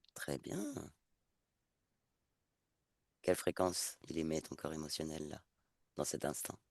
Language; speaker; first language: French; native; French